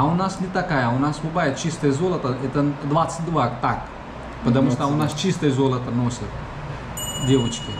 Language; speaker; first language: Russian; non-native, learner; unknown